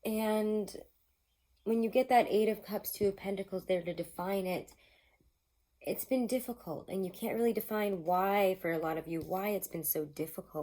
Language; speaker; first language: English; native; English